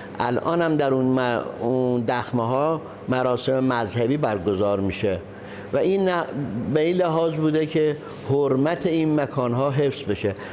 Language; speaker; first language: Persian; native; Persian